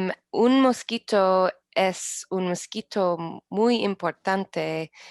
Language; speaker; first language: Spanish; non-native, learner; English